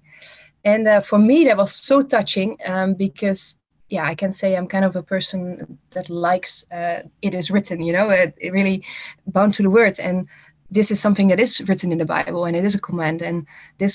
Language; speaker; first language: English; non-native, fluent; Dutch